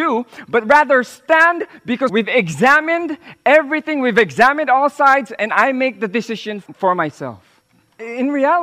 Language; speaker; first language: English; non-native, local second language; Filipino